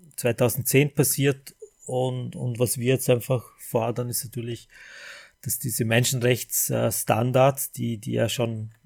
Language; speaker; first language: German; native; German